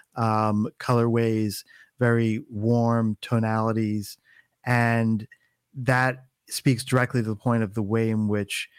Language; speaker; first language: English; native; English